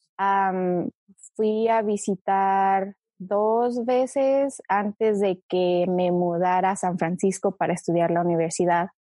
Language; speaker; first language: Spanish; early bilingual, other home language; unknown